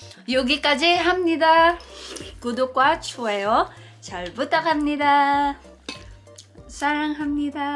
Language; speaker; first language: Korean; non-native, learner; Filipino